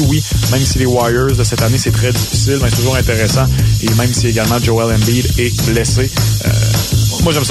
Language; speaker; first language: French; native; French